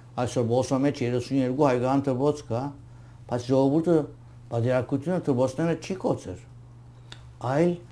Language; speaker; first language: Armenian; early bilingual, heritage; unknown